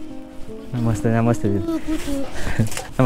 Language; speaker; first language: Hindi; non-native, local second language; Telugu